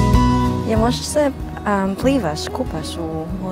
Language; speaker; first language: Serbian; non-native, learner; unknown